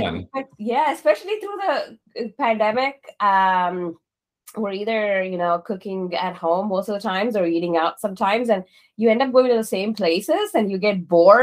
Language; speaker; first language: English; non-native, local second language; Kannada